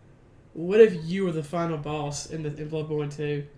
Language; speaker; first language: English; native; English